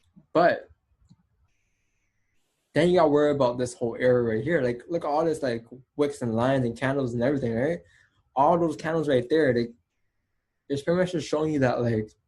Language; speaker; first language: English; native; English